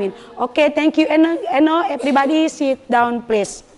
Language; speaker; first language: English; non-native, learner; Indonesian